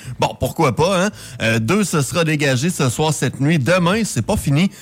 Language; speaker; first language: French; native; French